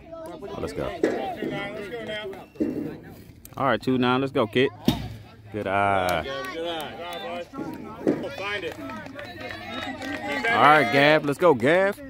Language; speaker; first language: English; native; English